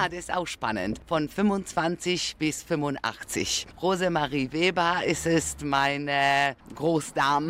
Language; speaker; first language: German; non-native, fluent; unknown